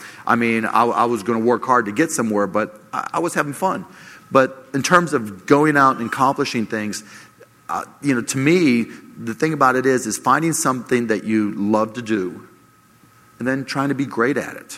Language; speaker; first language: English; native; English